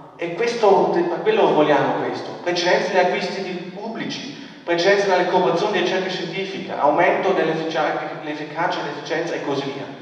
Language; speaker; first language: Italian; non-native, local second language; German